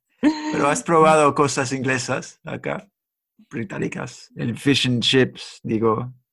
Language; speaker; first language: Spanish; non-native, fluent; English